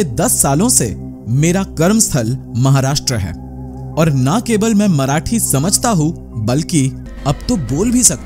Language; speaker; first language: Hindi; non-native, local second language; Bangla